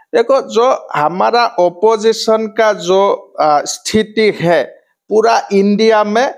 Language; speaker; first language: Hindi; non-native, local second language; Assamese